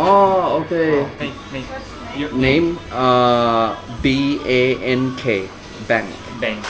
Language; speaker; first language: English; non-native, learner; Thai